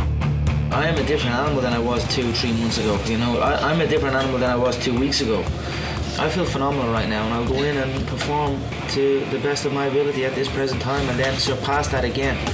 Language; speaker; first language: English; native; English